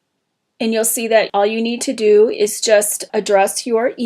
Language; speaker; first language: English; native; English